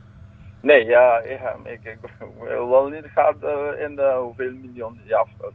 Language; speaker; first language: Dutch; non-native, local second language; Papiamento